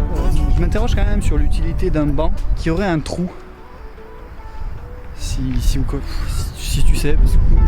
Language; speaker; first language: French; native; French